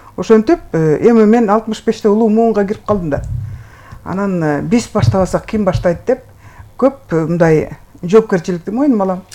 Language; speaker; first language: Kyrgyz; non-native, local second language; Russian